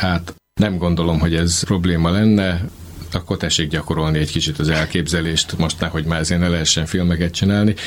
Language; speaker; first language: Hungarian; native; Hungarian